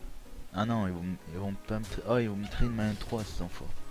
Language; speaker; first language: French; native; French